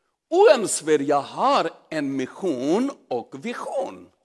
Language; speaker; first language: Swedish; non-native, learner; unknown